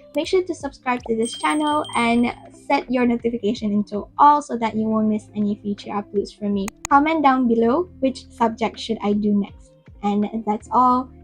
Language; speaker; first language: English; non-native, local second language; Malay